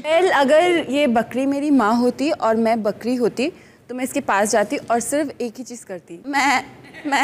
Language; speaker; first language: Hindi; non-native, local second language; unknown